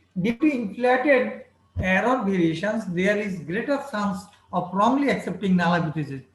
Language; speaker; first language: English; non-native, local second language; Bangla